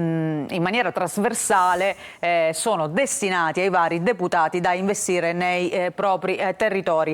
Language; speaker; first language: Italian; native; Italian